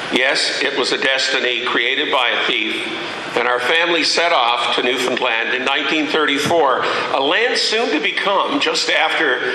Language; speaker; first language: English; native; English